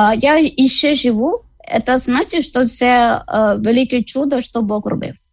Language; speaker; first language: Ukrainian; non-native, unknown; Malayalam